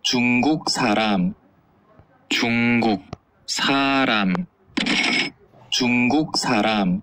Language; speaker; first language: Korean; non-native, learner; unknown